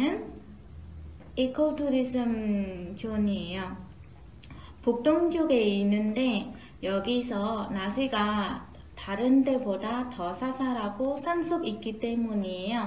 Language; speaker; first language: Korean; non-native, fluent; Khmer